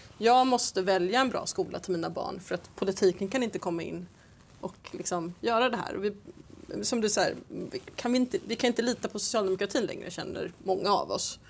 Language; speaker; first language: Swedish; native; Swedish